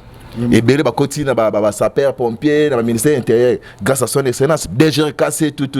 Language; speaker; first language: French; non-native, local second language; Lingala